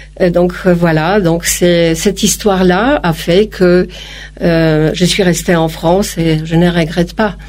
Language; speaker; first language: French; non-native, fluent; Polish